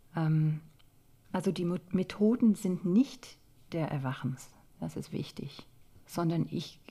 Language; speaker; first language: German; non-native, fluent; English